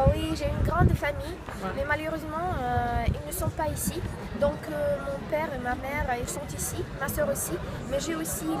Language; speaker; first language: French; non-native, learner; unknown